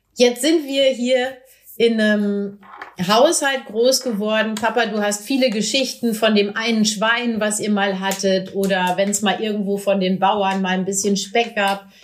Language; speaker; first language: German; native; German